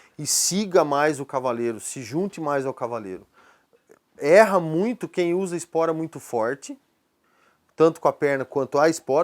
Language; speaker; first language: Portuguese; native; Portuguese